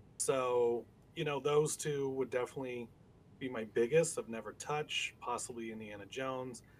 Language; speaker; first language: English; native; English